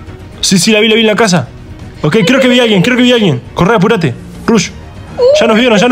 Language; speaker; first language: Spanish; native; Spanish